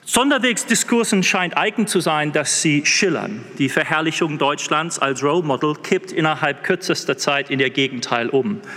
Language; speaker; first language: German; non-native, fluent; English